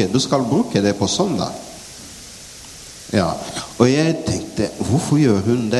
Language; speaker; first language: Norwegian; non-native, fluent; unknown